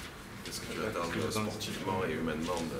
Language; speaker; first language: French; non-native, fluent; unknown